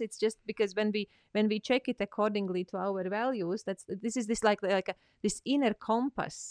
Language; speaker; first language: English; non-native, fluent; Latvian